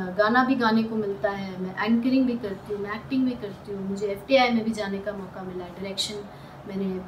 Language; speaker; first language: Hindi; native; Hindi